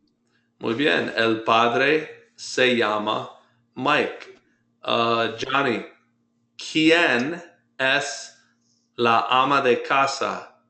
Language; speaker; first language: Spanish; non-native, fluent; English